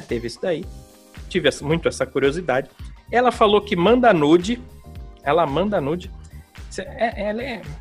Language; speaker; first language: Portuguese; native; Portuguese